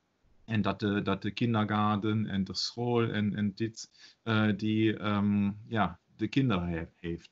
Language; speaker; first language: Dutch; non-native, learner; German